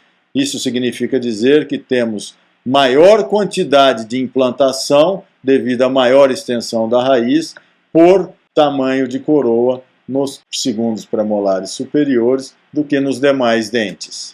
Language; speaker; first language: Portuguese; native; Portuguese